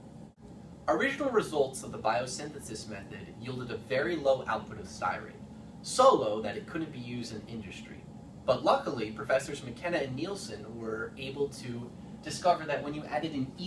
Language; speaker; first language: English; native; English